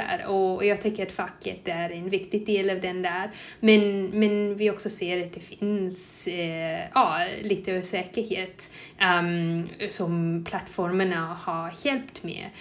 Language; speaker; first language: Swedish; non-native, fluent; English